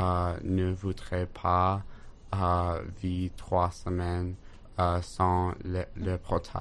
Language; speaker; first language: French; non-native, learner; English